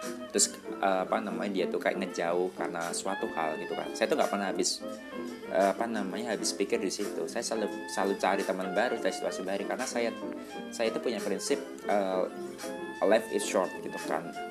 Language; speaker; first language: Indonesian; early bilingual, heritage; Indonesian